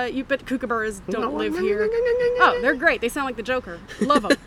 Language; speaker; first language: English; native; English